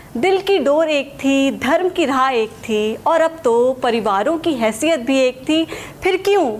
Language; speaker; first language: Hindi; native; Hindi